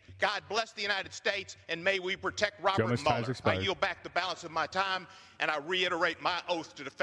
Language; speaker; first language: English; native; English